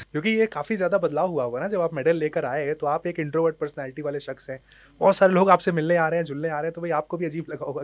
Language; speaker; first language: Hindi; native; Hindi